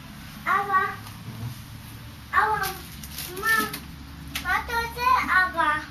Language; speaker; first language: Hebrew; early bilingual, heritage; Hebrew